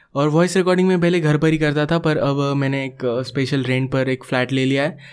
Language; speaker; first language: Hindi; non-native, local second language; Marathi